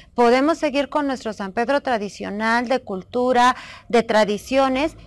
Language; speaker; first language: Spanish; native; Spanish